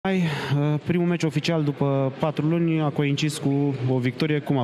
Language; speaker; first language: Romanian; native; Romanian